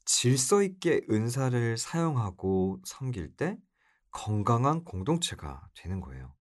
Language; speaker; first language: Korean; native; Korean